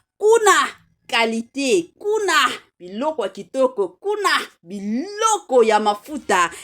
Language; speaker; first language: Lingala; non-native, local second language; Swahili